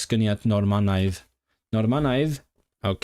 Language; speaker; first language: Welsh; non-native, learner; Cantonese